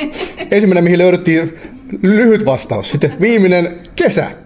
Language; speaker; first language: Finnish; native; Finnish